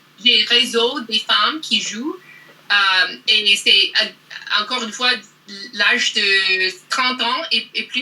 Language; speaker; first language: French; non-native, learner; English